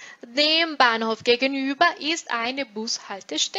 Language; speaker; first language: German; non-native, fluent; Portuguese